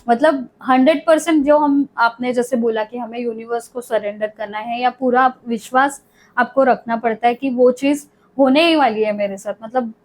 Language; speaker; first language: Hindi; non-native, local second language; Marathi